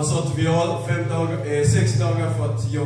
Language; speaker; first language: Swedish; non-native, fluent; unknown